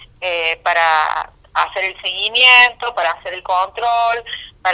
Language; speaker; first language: Spanish; native; Spanish